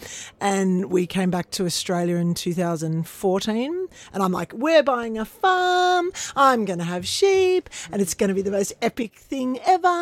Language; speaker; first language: English; native; English